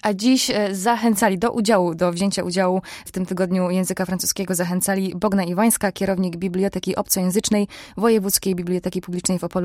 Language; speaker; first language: Polish; native; Polish